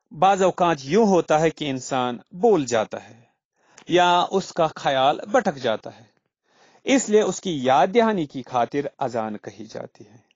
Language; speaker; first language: Urdu; non-native, local second language; Kashmiri